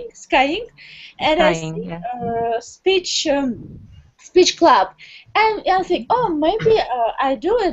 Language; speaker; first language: English; non-native, learner; Russian